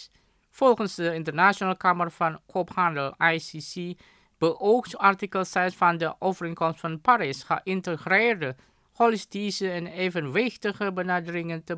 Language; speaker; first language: Dutch; non-native, fluent; Indonesian